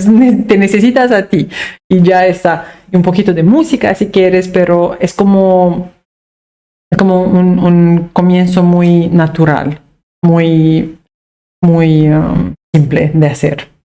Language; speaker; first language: Spanish; non-native, fluent; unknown